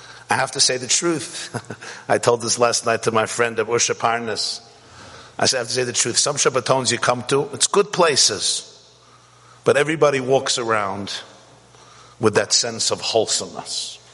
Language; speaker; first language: English; native; English